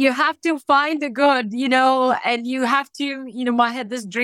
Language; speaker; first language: English; non-native, fluent; Bulgarian